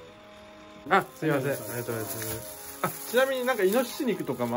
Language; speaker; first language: Japanese; native; Japanese